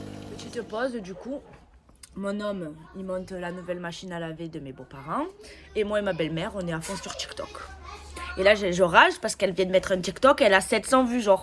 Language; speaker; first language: French; native; French